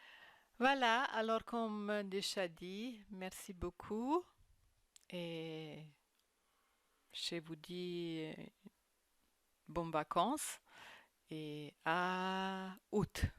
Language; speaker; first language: French; non-native, fluent; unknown